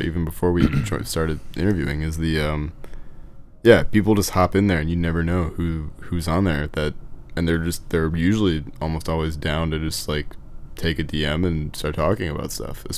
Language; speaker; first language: English; native; English